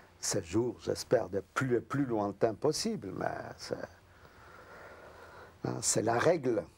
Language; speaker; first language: French; non-native, fluent; Yiddish